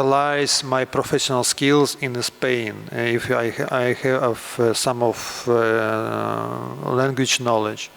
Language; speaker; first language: English; non-native, learner; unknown